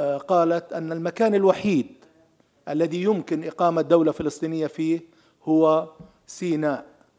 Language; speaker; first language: Arabic; native; Arabic